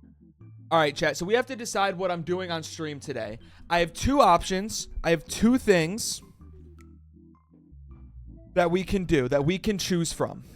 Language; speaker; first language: English; native; English